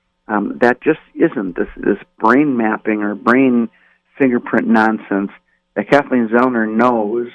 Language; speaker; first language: English; native; English